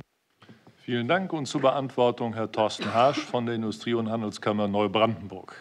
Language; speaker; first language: German; native; German